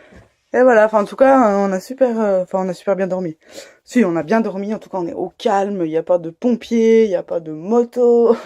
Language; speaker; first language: French; native; French